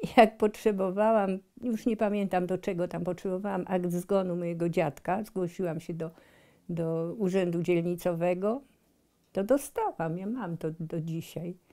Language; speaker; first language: Polish; native; Polish